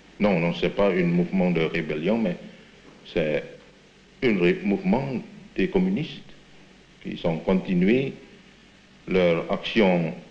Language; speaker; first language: French; non-native, fluent; Indonesian